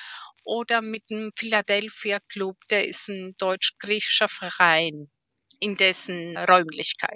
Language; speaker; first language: German; early bilingual, heritage; German